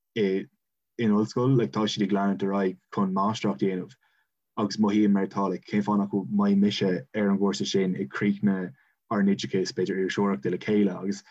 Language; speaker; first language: Irish; non-native, local second language; English